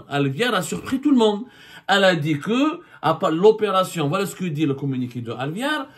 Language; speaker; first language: French; non-native, local second language; Arabic